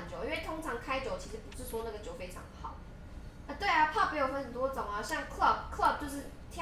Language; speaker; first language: Chinese; native; Chinese